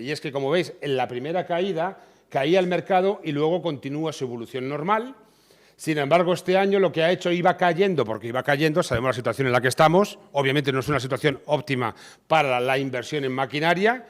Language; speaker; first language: Spanish; native; Spanish